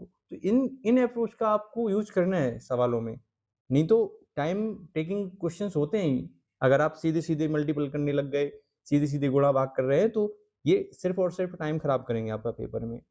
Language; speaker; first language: Hindi; native; Hindi